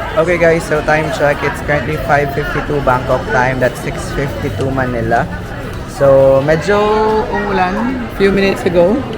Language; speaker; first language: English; non-native, local second language; Filipino